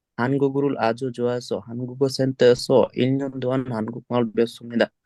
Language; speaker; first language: Korean; non-native, learner; Bangla